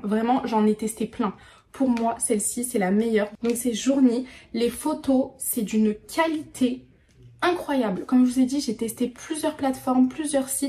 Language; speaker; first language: French; native; French